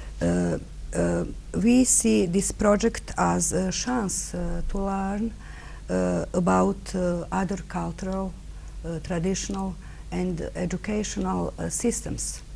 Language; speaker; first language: English; non-native, fluent; German